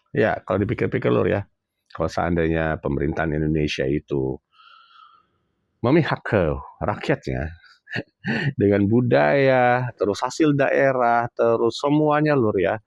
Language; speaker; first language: Indonesian; native; Indonesian